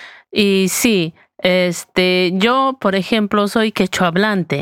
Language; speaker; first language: Spanish; native; Spanish